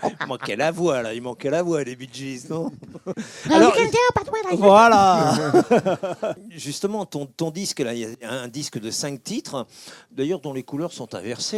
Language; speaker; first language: French; native; French